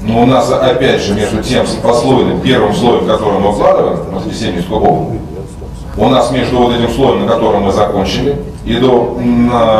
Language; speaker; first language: Russian; native; Russian